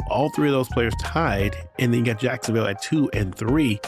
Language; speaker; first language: English; native; English